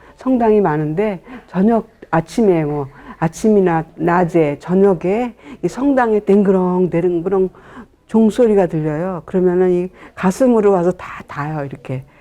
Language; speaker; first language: Korean; native; Korean